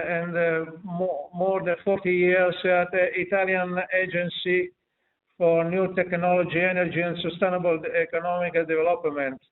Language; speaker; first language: English; non-native, fluent; Italian